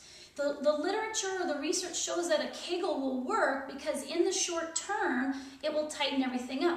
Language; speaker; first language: English; native; English